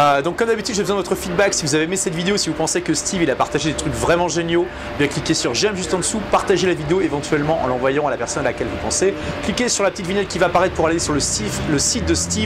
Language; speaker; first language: French; native; French